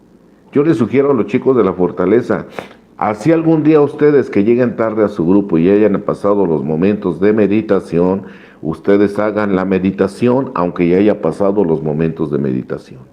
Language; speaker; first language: Spanish; native; Spanish